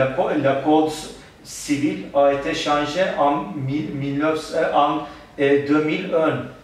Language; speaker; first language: French; non-native, learner; Turkish